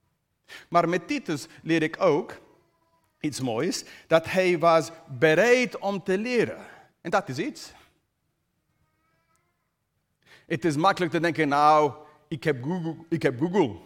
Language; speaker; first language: Dutch; non-native, fluent; English